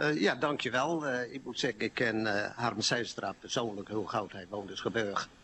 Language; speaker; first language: Dutch; non-native, local second language; Low German